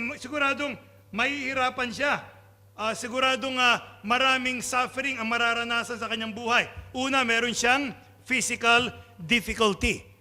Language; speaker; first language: Filipino; non-native, local second language; Pampanga